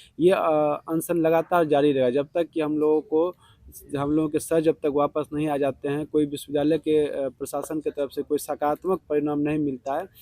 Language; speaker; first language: Hindi; native; Hindi